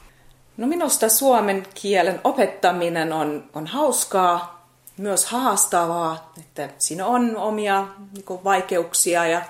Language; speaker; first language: Finnish; non-native, fluent; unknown